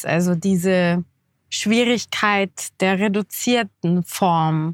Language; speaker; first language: German; native; German